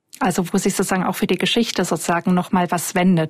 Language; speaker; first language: German; native; German